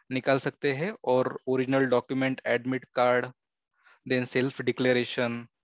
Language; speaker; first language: Hindi; non-native, local second language; Marathi